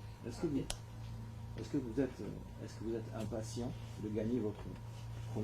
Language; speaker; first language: French; native; French